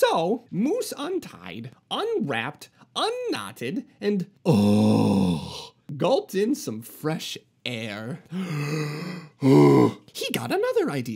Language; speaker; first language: English; native; English